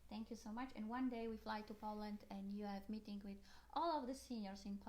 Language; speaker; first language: English; non-native, learner; Polish